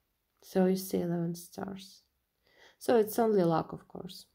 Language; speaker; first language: English; non-native, learner; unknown